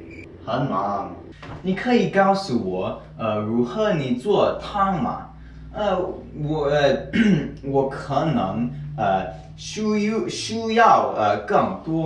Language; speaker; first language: Chinese; non-native, learner; English